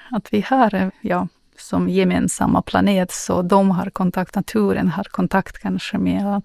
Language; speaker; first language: Swedish; non-native, learner; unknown